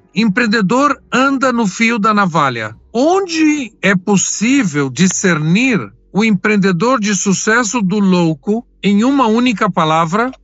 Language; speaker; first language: Portuguese; early bilingual, other home language; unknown